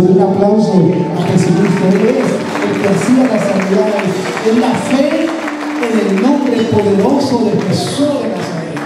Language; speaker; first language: Spanish; native; Spanish